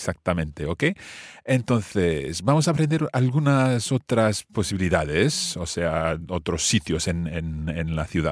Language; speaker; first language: Spanish; non-native, fluent; English